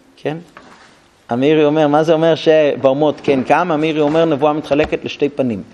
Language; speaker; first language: Hebrew; non-native, fluent; English